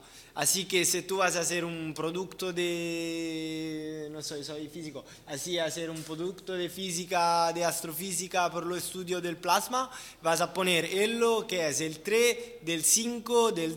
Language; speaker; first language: Spanish; non-native, learner; Italian